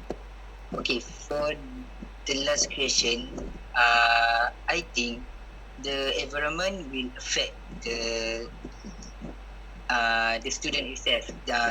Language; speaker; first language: English; non-native, local second language; Malay